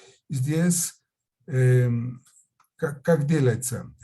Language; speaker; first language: Russian; non-native, fluent; Spanish